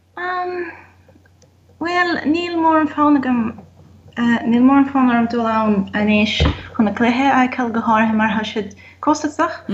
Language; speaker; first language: Irish; non-native, fluent; Portuguese